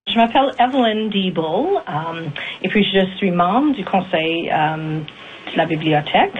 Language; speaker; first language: French; native; French